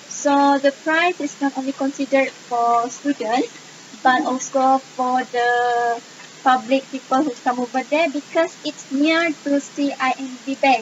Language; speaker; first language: English; non-native, local second language; Malay